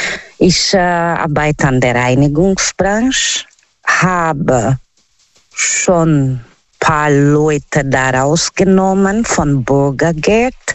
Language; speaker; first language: German; non-native, fluent; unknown